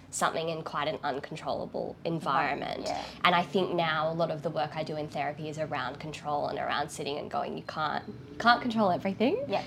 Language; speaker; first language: English; native; English